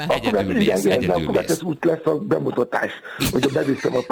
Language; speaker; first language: Hungarian; non-native, fluent; Yoruba